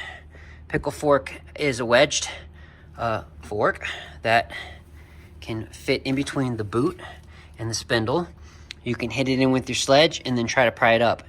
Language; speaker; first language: English; native; English